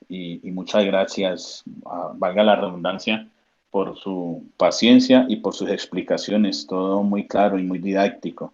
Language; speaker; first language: Spanish; native; Spanish